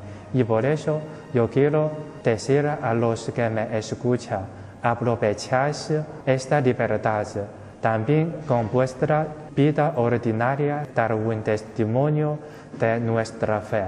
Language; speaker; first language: Spanish; non-native, fluent; Chinese